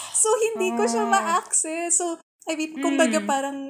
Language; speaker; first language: Filipino; native; Filipino